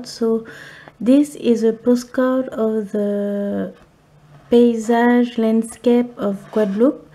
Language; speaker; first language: English; non-native, learner; French